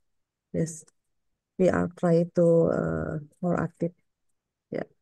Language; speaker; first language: English; non-native, learner; Indonesian